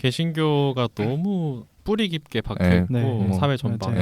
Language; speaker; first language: Korean; native; Korean